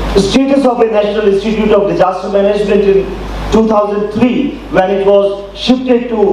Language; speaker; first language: English; non-native, local second language; Hindi